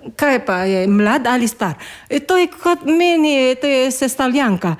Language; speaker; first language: Slovenian; non-native, learner; Filipino